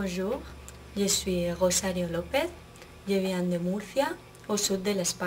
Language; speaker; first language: French; non-native, fluent; Spanish